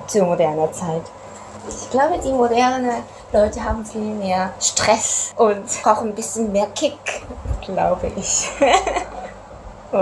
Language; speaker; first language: German; non-native, fluent; Korean